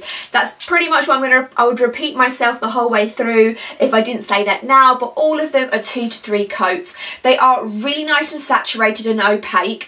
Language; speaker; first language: English; native; English